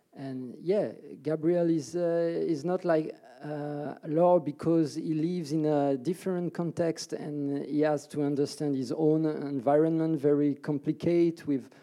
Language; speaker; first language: English; early bilingual, other home language; French